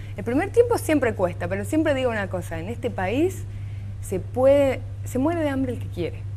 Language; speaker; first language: Spanish; non-native, local second language; German